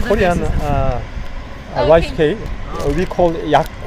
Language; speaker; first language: English; non-native, learner; Korean